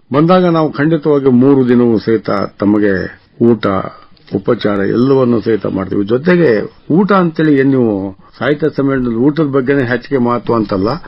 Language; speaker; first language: Kannada; native; Kannada